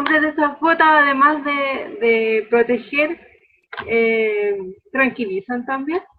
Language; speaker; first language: Spanish; native; Spanish